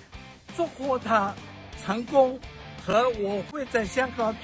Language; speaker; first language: Chinese; non-native, local second language; Cantonese